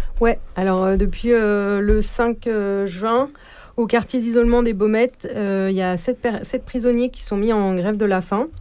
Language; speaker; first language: French; native; French